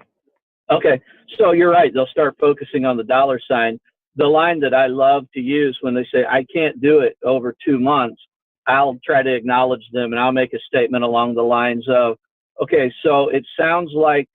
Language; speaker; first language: English; native; English